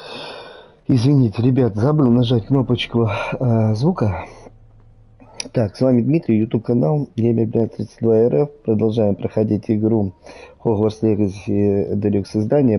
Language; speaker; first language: Russian; native; Russian